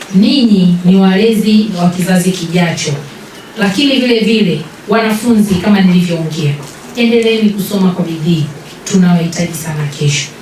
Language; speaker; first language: Swahili; native; Swahili